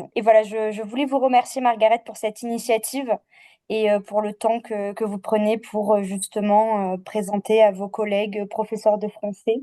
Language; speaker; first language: French; native; French